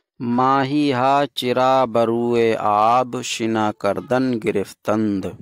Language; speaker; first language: Persian; non-native, fluent; Urdu